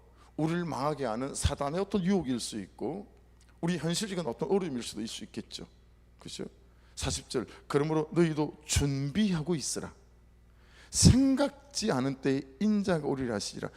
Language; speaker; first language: Korean; native; Korean